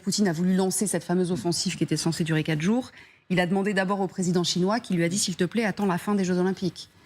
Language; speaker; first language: French; native; French